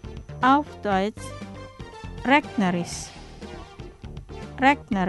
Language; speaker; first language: German; non-native, fluent; Indonesian